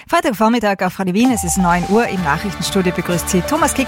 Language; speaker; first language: German; native; German